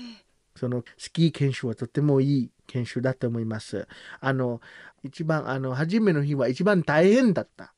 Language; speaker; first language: Japanese; non-native, learner; Samoan